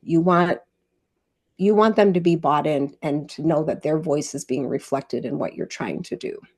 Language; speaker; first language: English; native; English